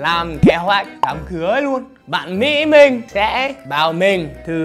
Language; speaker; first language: Vietnamese; non-native, fluent; English